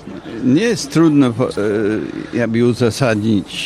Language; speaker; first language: Polish; non-native, fluent; English